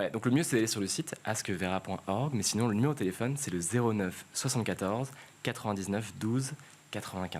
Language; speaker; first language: French; native; French